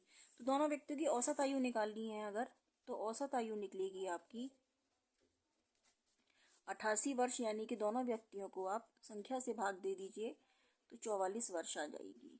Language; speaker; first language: Hindi; native; Hindi